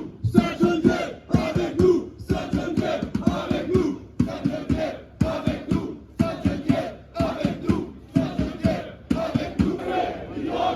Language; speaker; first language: French; native; French